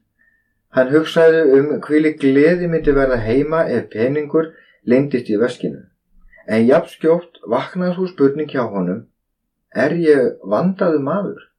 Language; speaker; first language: Icelandic; native; Icelandic